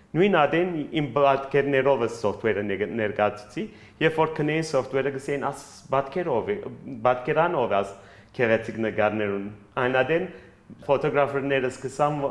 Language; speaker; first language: Armenian; early bilingual, heritage; Armenian